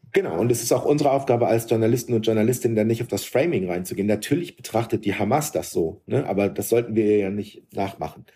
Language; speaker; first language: German; early bilingual, other home language; Arabic